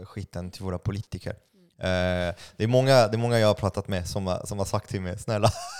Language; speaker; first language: Swedish; non-native, fluent; French